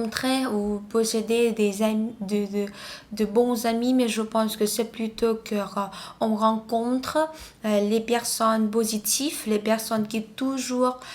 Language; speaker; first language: French; non-native, learner; Vietnamese